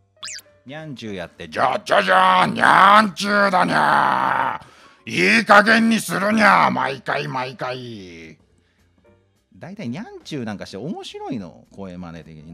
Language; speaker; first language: Japanese; native; Japanese